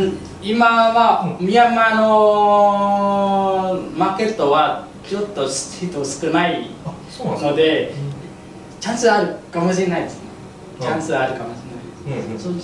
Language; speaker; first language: Japanese; non-native, learner; Vietnamese